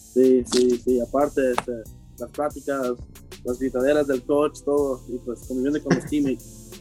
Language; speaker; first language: Spanish; early bilingual, heritage; Spanish